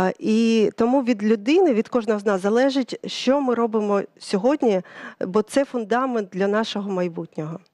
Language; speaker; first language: Ukrainian; early bilingual, other home language; Russian